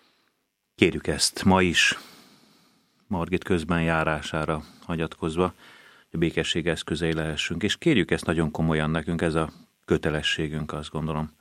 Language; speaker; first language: Hungarian; native; Hungarian